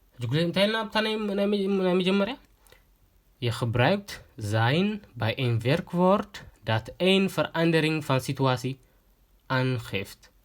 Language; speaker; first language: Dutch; non-native, fluent; Tigrinya